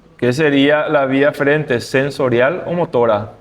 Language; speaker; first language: Spanish; non-native, fluent; Portuguese